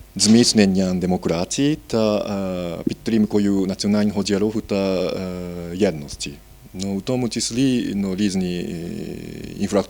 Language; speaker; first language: Ukrainian; non-native, fluent; Japanese